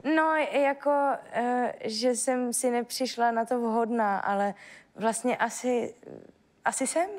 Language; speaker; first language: Czech; native; Czech